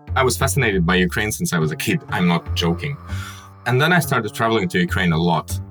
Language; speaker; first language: English; non-native, fluent; Kyrgyz